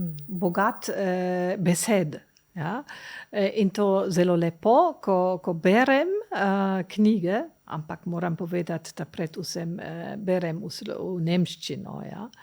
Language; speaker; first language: Slovenian; non-native, learner; German